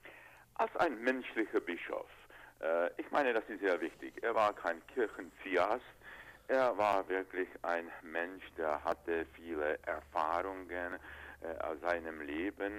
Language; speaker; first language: German; non-native, fluent; Czech